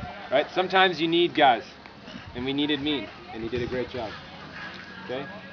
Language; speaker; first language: English; native; English